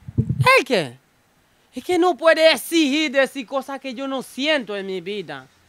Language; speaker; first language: Spanish; non-native, learner; Haitian Creole